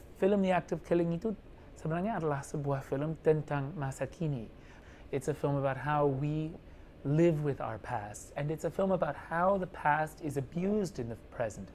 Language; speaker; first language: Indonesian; non-native, fluent; English